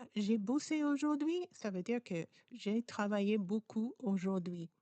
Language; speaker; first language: French; non-native, fluent; English